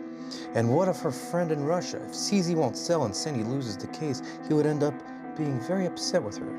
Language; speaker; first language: English; native; English